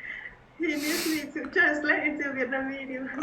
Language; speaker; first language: English; non-native, fluent; Vietnamese